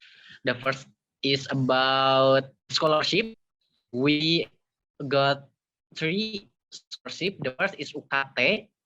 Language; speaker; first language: English; non-native, learner; Indonesian